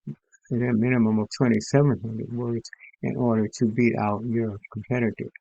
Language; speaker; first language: English; native; English